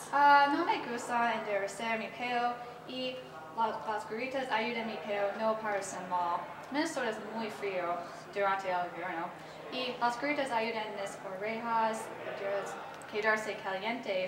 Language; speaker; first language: Spanish; non-native, learner; English